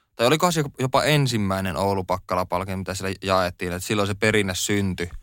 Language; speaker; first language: Finnish; native; Finnish